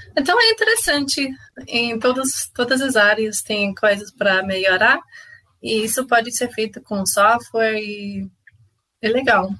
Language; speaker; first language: Portuguese; non-native, fluent; English